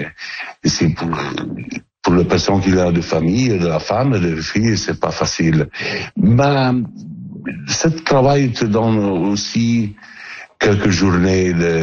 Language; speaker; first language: French; non-native, learner; Italian